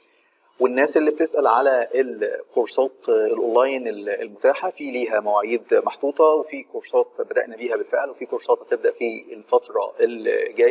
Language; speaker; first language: Arabic; native; Arabic